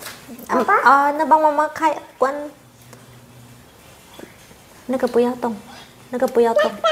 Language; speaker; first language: Chinese; non-native, learner; Indonesian